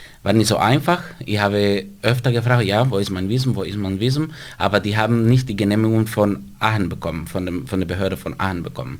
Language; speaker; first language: German; non-native, fluent; Spanish